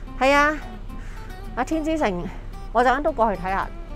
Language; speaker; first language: Cantonese; early bilingual, heritage; Cantonese